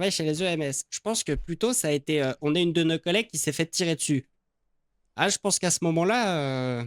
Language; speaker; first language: French; native; French